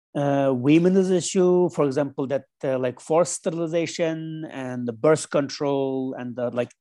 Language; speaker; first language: English; non-native, learner; Chinese